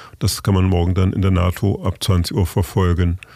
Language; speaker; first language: German; native; German